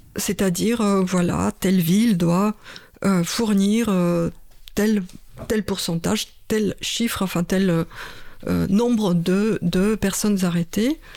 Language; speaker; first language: French; non-native, fluent; Russian